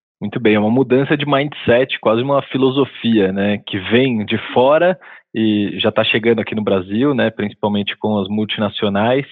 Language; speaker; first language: Portuguese; native; Portuguese